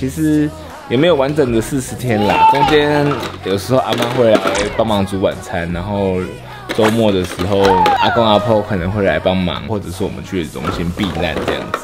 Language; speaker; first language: Chinese; native; Chinese